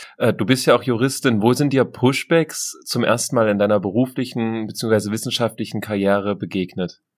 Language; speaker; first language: German; native; German